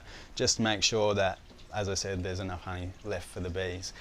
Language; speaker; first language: English; native; English